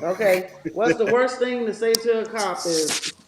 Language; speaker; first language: English; native; English